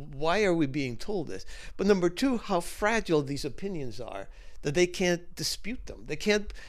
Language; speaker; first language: English; early bilingual, other home language; Spanish